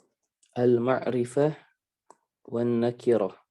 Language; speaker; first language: Arabic; non-native, fluent; Indonesian